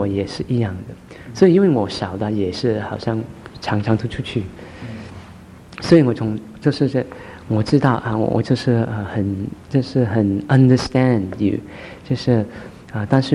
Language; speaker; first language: Chinese; early bilingual, heritage; Chinese